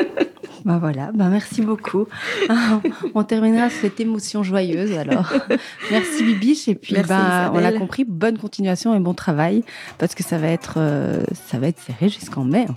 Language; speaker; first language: French; native; French